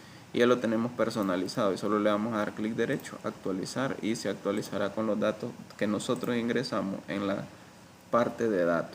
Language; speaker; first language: Spanish; native; Spanish